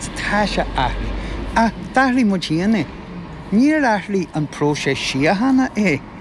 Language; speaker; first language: Irish; non-native, local second language; English